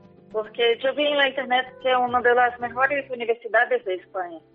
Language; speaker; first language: Spanish; non-native, fluent; Portuguese